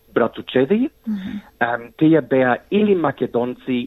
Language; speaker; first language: Macedonian; early bilingual, heritage; Macedonian